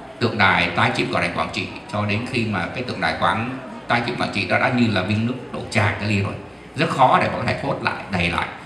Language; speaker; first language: Vietnamese; native; Vietnamese